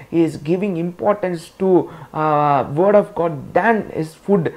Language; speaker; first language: English; non-native, local second language; Tamil